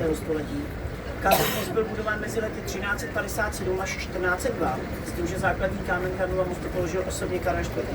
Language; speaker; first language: Czech; native; Czech